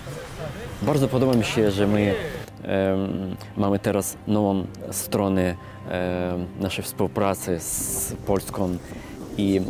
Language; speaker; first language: Polish; non-native, fluent; Ukrainian